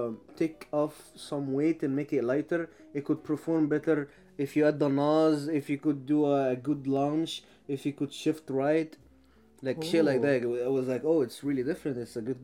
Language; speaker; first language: English; non-native, fluent; Arabic